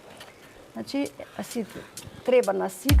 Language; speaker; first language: Macedonian; native; Macedonian